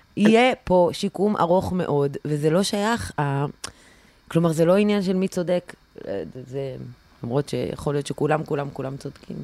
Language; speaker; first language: Hebrew; native; Hebrew